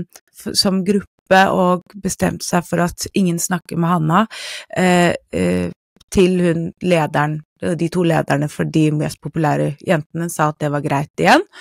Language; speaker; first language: Norwegian; non-native, fluent; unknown